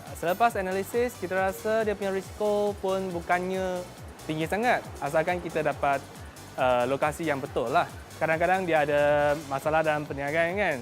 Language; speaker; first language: Malay; non-native, local second language; Chinese